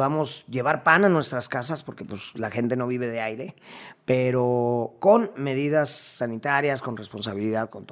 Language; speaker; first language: Spanish; native; Spanish